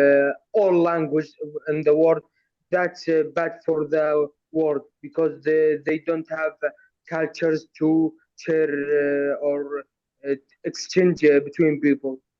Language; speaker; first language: English; non-native, learner; Arabic